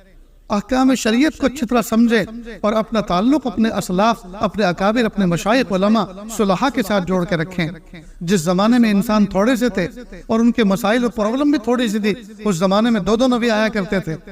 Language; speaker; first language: Urdu; native; Urdu